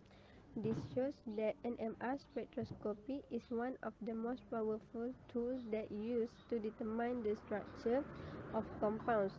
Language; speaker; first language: English; non-native, fluent; Malay